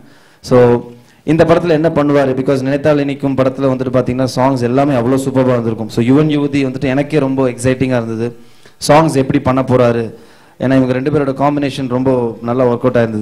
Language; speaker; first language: Tamil; native; Tamil